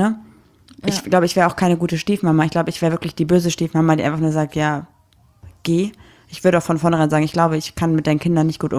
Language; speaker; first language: German; native; German